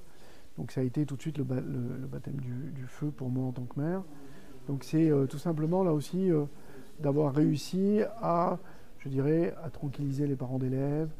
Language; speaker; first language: French; native; French